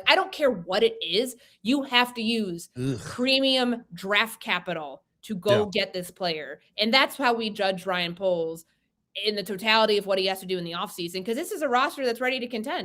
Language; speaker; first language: English; native; English